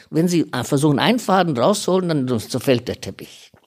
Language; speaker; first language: German; non-native, fluent; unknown